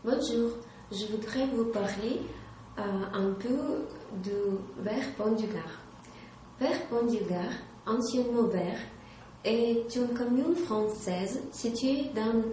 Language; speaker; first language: French; non-native, learner; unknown